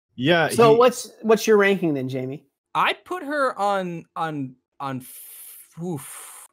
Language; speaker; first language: English; native; English